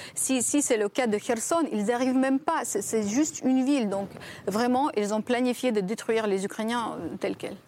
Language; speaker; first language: French; non-native, fluent; Ukrainian